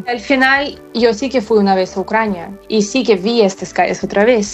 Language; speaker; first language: Spanish; non-native, fluent; Ukrainian